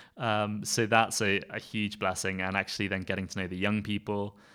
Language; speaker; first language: English; native; English